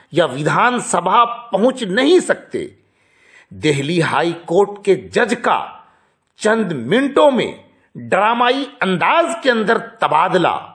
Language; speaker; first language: Urdu; native; Urdu